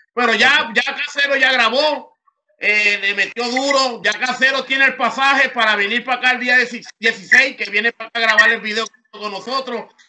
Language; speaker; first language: Spanish; early bilingual, heritage; Spanish